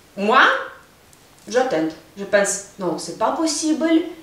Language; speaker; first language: French; non-native, learner; Ukrainian